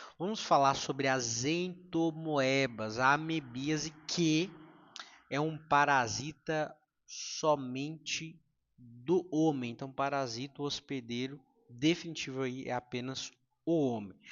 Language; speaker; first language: Portuguese; native; Portuguese